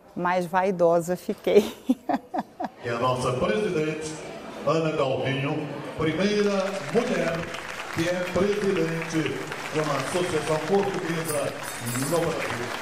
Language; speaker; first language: Portuguese; native; Portuguese